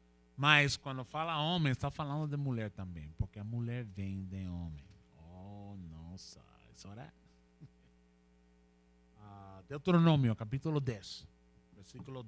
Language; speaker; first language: Portuguese; non-native, learner; Spanish